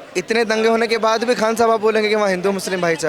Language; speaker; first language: Hindi; native; Hindi